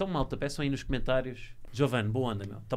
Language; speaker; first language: Portuguese; native; Portuguese